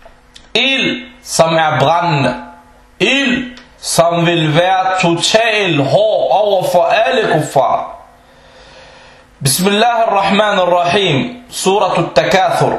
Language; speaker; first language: Danish; early bilingual, other home language; Arabic